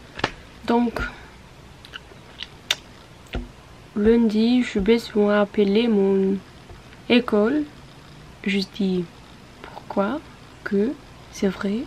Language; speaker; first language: French; non-native, learner; Norwegian